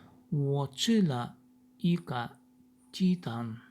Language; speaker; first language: Chinese; non-native, learner; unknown